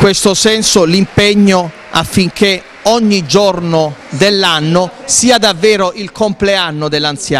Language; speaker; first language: Italian; native; Italian